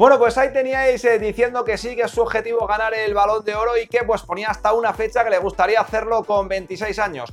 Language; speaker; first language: Spanish; native; Spanish